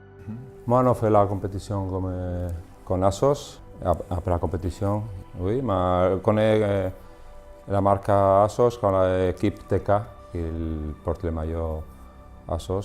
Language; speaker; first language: French; non-native, learner; Spanish